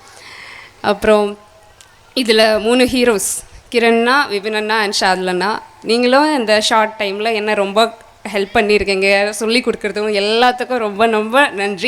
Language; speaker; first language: Tamil; non-native, learner; Malayalam